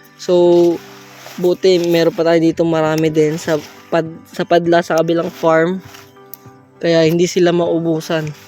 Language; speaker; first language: Filipino; non-native, local second language; Cebuano